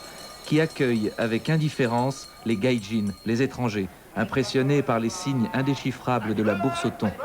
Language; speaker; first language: French; native; French